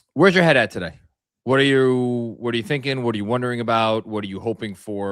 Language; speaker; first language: English; native; English